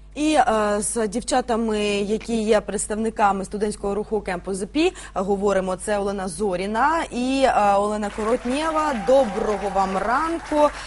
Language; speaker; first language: Ukrainian; native; Ukrainian